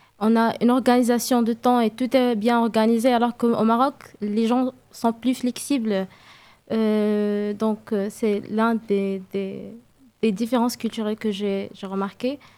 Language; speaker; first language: French; non-native, local second language; Arabic